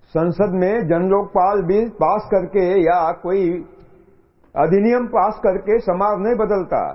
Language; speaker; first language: Hindi; non-native, local second language; Marathi